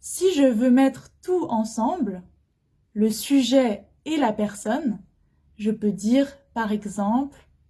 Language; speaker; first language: French; non-native, fluent; Arabic